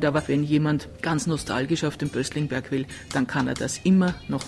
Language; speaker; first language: German; native; German